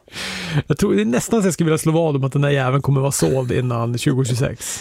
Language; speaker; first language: Swedish; native; Swedish